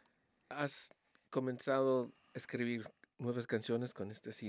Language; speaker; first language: Spanish; early bilingual, heritage; Spanish